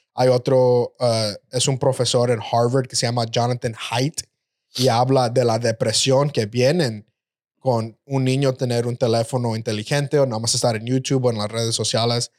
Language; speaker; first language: Spanish; early bilingual, heritage; Spanish